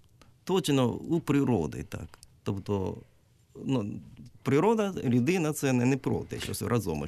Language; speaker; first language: Ukrainian; non-native, learner; Japanese